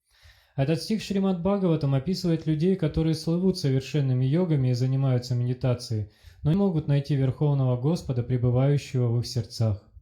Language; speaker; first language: Russian; native; Russian